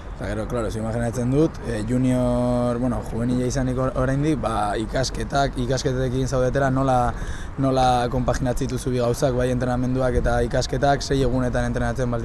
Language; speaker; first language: Basque; native; Basque